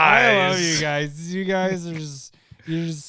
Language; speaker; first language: English; native; English